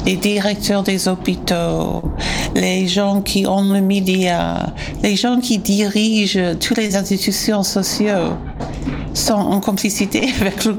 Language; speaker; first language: French; non-native, fluent; English